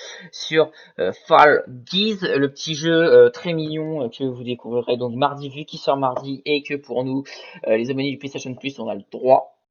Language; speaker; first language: French; native; French